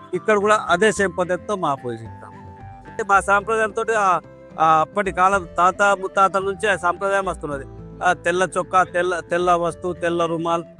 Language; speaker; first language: Telugu; non-native, local second language; Gondi